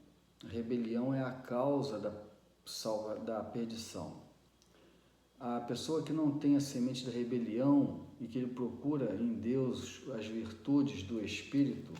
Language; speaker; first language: Portuguese; native; Portuguese